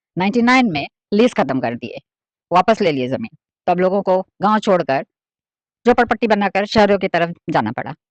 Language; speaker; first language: Hindi; early bilingual, heritage; Hindi